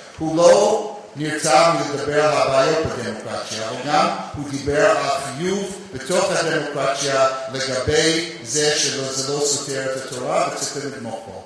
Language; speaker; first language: Hebrew; non-native, fluent; English